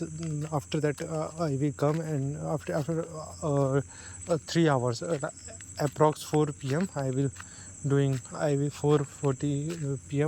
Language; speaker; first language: English; non-native, learner; Hindi